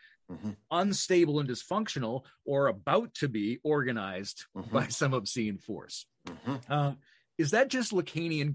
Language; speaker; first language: English; native; English